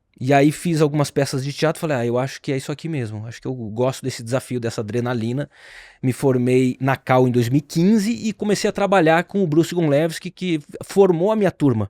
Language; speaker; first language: Portuguese; native; Portuguese